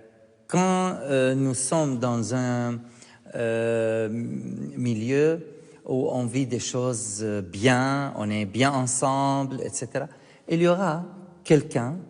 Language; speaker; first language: French; non-native, fluent; Arabic